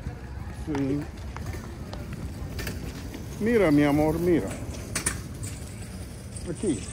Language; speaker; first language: Spanish; non-native, learner; English